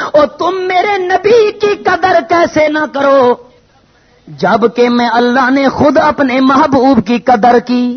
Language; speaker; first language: Urdu; non-native, local second language; Punjabi